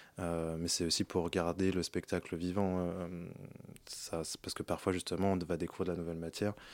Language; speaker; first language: French; native; French